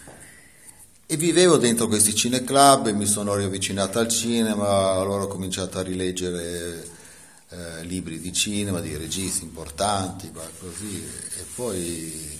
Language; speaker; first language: Italian; native; Italian